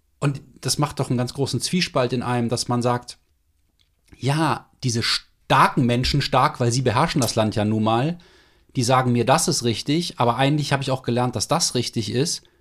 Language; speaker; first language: German; native; German